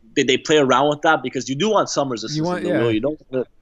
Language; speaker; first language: English; native; English